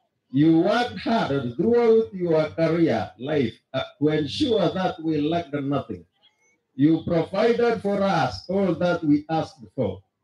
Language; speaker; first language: English; non-native, local second language; Kalenjin